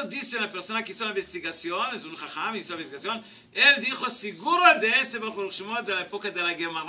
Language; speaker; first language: Spanish; non-native, learner; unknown